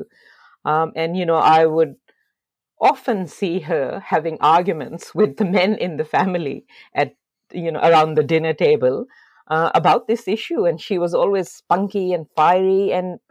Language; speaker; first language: English; non-native, local second language; Urdu